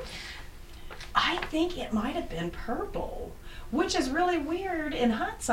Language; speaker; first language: English; native; English